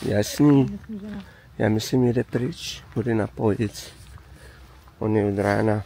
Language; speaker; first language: Czech; non-native, learner; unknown